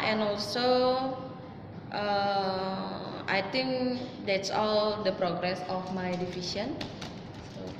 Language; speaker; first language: English; non-native, learner; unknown